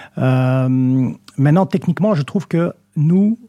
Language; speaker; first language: French; native; French